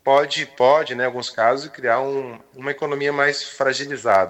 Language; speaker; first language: Portuguese; native; Portuguese